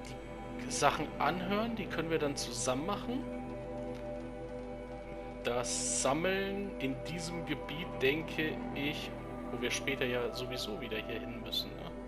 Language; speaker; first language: German; native; German